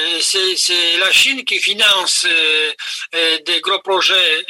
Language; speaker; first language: French; non-native, fluent; Polish